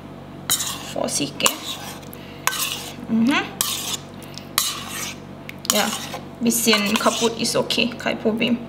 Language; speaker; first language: German; non-native, learner; Thai